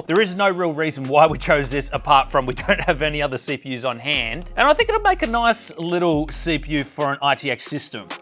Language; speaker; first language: English; native; English